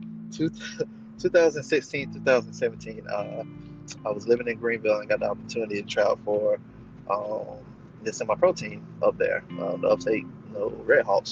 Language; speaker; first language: English; native; English